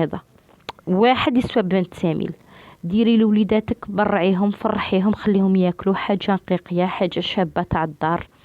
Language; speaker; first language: Arabic; native; Arabic